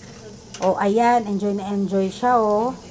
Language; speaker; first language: Filipino; native; Filipino